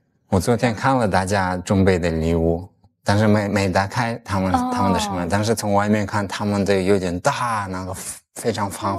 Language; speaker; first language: Chinese; non-native, fluent; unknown